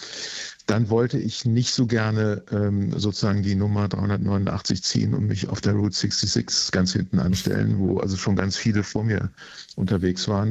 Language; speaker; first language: German; native; German